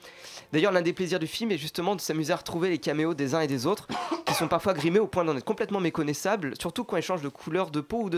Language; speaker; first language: French; native; French